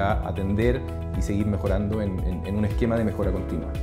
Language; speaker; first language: Spanish; native; Spanish